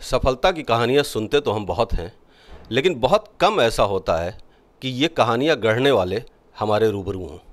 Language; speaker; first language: Hindi; native; Hindi